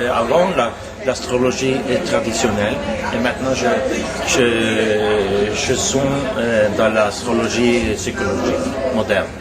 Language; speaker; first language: French; non-native, learner; Norwegian